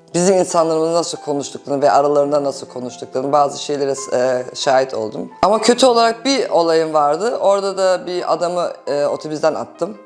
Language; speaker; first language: Turkish; early bilingual, heritage; Turkish